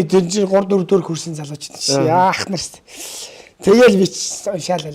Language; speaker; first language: Mongolian; native; Mongolian